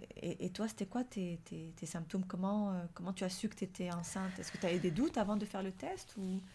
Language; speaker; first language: French; non-native, local second language; Arabic